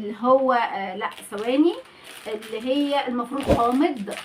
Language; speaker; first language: Arabic; native; Arabic